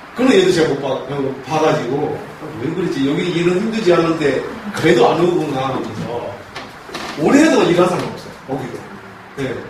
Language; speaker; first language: Korean; non-native, fluent; Burmese